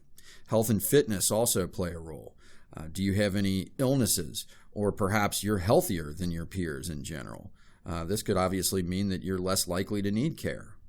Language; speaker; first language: English; native; English